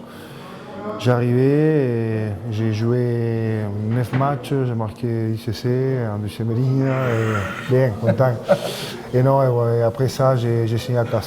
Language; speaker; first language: French; non-native, fluent; Spanish